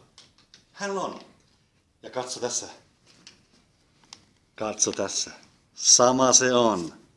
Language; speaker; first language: Finnish; non-native, local second language; Swedish